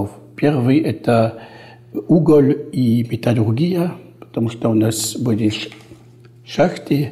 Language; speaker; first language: Russian; non-native, fluent; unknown